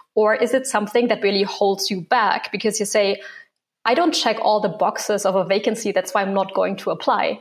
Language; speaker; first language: English; non-native, fluent; German